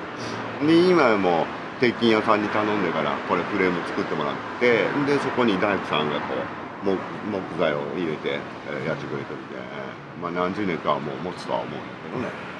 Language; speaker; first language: Japanese; native; Japanese